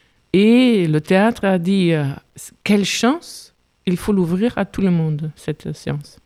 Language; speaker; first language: French; non-native, fluent; German